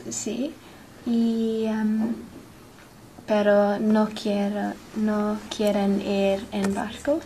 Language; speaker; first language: Spanish; non-native, learner; English